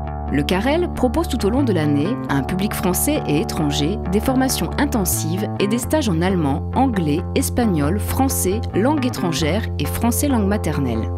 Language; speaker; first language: French; native; French